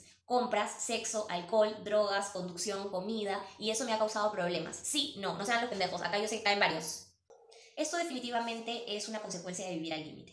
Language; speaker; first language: Spanish; native; Spanish